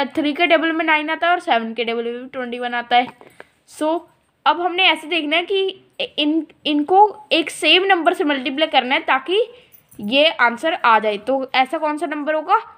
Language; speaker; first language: Hindi; non-native, local second language; Punjabi